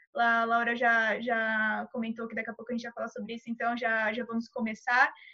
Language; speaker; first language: Portuguese; native; Portuguese